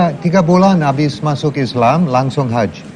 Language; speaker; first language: Indonesian; non-native, learner; English